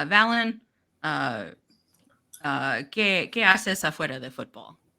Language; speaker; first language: Spanish; non-native, learner; English